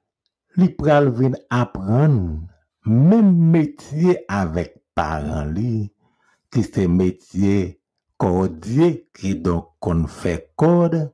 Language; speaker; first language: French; non-native, local second language; Haitian Creole